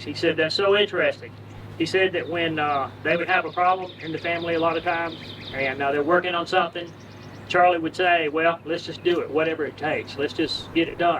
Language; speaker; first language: English; native; English